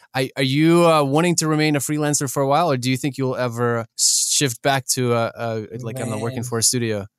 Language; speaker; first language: English; early bilingual, other home language; Ukrainian